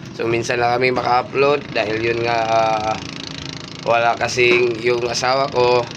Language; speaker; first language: Filipino; non-native, local second language; Cebuano